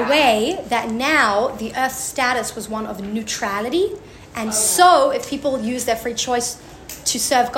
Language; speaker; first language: English; native; English